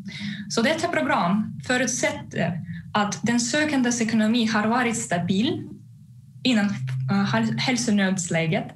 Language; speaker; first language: Swedish; non-native, fluent; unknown